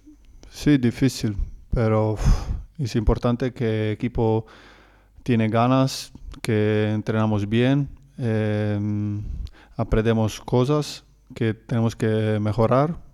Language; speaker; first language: Spanish; non-native, learner; Croatian